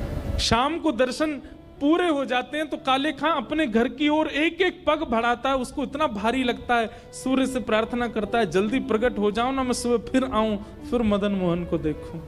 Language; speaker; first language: Hindi; native; Hindi